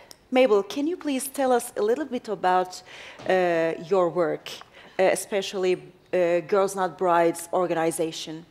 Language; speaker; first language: English; non-native, fluent; Turkish